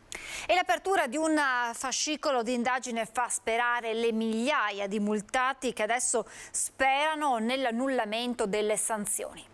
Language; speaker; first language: Italian; native; Italian